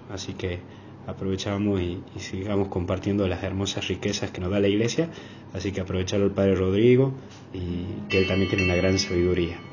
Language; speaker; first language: Spanish; native; Spanish